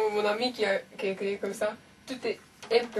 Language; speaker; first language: French; non-native, learner; Japanese